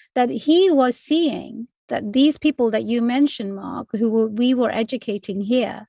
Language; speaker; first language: English; native; English